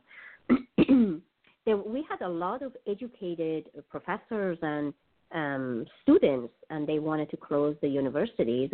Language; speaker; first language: English; non-native, fluent; Persian